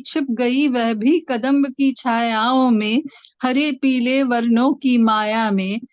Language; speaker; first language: Hindi; non-native, local second language; Tamil